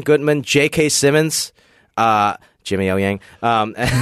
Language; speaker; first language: English; early bilingual, other home language; Cantonese